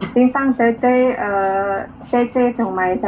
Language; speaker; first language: Cantonese; non-native, learner; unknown